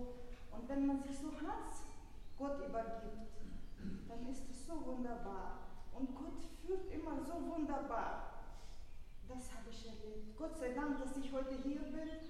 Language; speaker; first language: German; early bilingual, other home language; Russian